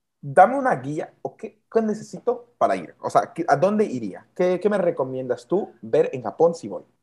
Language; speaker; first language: Spanish; native; Spanish